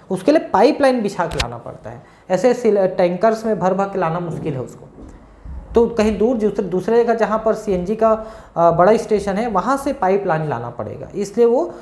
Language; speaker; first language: Hindi; native; Hindi